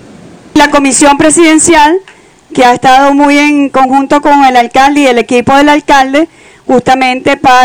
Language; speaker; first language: Spanish; native; Spanish